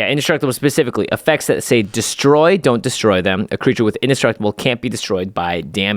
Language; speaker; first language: English; native; English